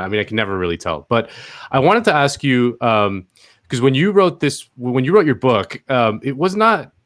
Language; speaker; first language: English; native; English